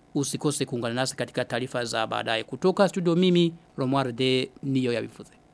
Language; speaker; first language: Swahili; non-native, local second language; Rundi